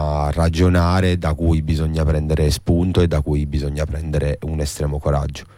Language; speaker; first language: Italian; native; Italian